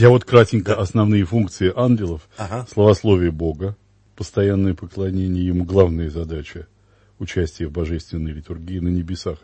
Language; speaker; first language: Russian; native; Russian